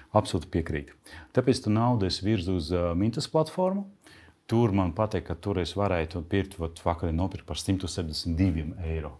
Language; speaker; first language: Latvian; non-native, local second language; Russian